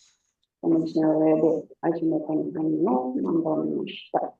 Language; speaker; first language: Japanese; non-native, learner; Indonesian